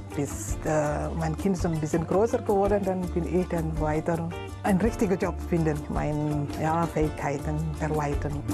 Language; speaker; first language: German; non-native, learner; Indonesian